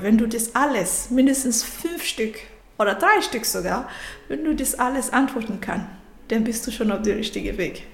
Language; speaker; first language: German; non-native, fluent; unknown